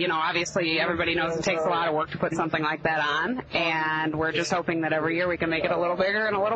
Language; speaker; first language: English; native; English